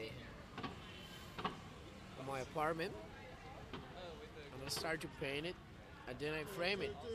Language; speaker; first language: English; non-native, fluent; Spanish